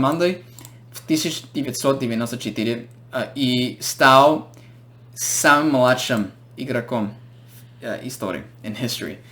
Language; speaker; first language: Russian; non-native, fluent; English